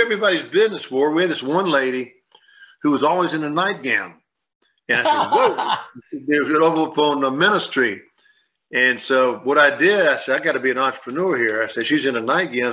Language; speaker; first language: English; native; English